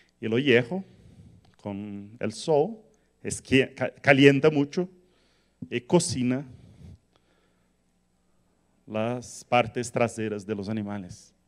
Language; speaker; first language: Spanish; non-native, learner; Portuguese